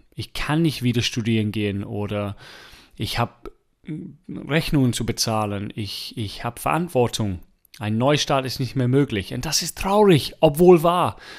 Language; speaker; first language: German; non-native, fluent; English